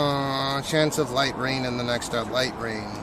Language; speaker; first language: English; native; English